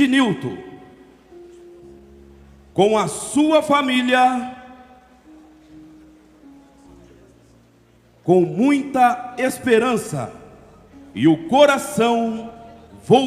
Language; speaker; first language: Portuguese; native; Portuguese